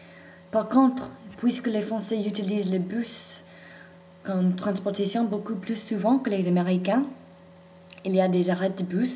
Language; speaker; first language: French; non-native, fluent; English